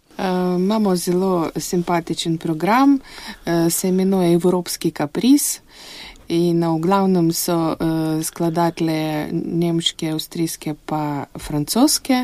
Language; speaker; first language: Slovenian; non-native, fluent; Russian